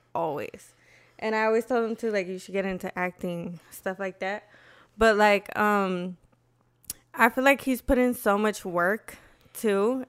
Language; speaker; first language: English; native; English